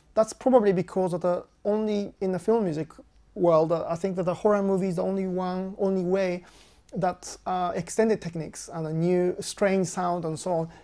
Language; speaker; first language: English; non-native, fluent; Japanese